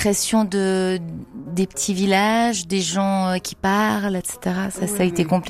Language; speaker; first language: French; native; French